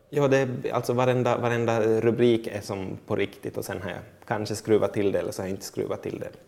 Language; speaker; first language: Swedish; native; Swedish